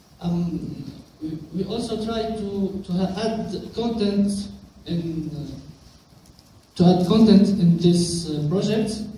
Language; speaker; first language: English; non-native, local second language; Arabic